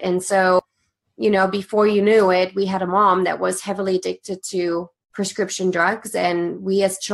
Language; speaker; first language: English; non-native, fluent; German